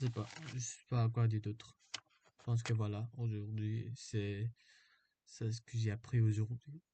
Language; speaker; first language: French; non-native, fluent; Korean